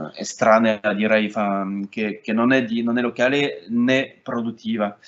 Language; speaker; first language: Italian; non-native, fluent; French